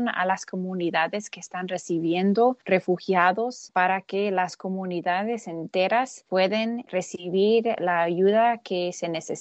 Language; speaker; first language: Spanish; non-native, fluent; English